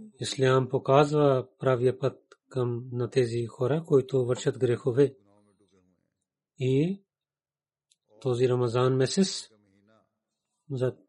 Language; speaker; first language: Bulgarian; non-native, learner; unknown